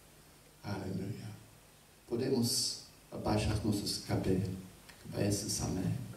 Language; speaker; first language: Portuguese; non-native, fluent; English